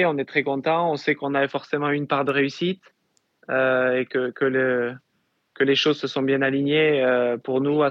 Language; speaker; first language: French; native; French